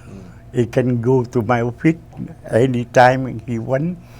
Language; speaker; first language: English; non-native, learner; Vietnamese